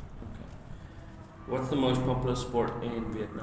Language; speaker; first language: English; non-native, fluent; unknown